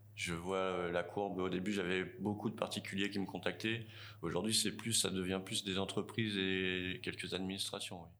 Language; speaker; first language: French; native; French